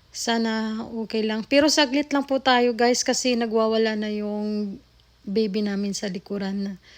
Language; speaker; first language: Filipino; non-native, local second language; Cebuano